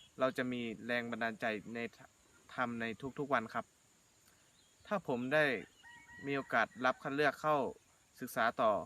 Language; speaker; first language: Thai; native; Thai